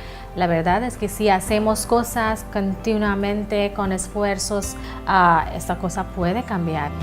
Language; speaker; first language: Spanish; non-native, fluent; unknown